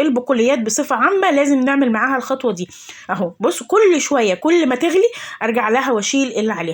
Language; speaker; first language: Arabic; native; Arabic